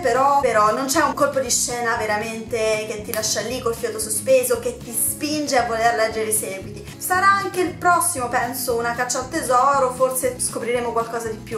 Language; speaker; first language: Italian; native; Italian